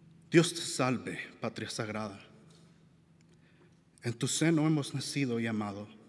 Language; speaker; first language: Spanish; native; Spanish